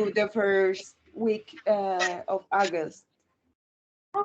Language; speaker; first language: English; non-native, learner; Spanish